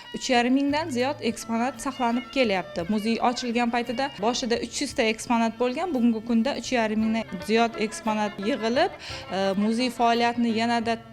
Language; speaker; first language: Uzbek; non-native, local second language; Kara-Kalpak